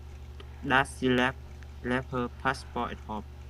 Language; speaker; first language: English; non-native, learner; Vietnamese